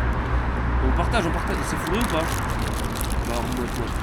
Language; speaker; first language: French; native; French